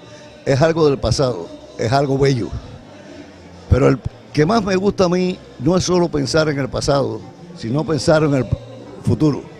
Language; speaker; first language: Spanish; native; Spanish